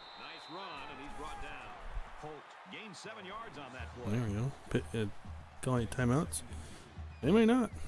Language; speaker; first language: English; native; English